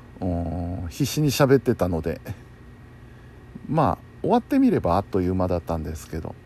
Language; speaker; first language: Japanese; native; Japanese